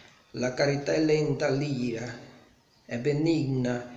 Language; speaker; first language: Italian; non-native, learner; Portuguese